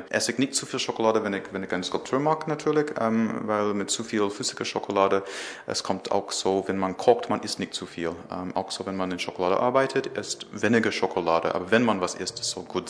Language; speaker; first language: German; non-native, learner; English